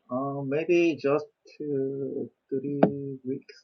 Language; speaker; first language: English; non-native, learner; Korean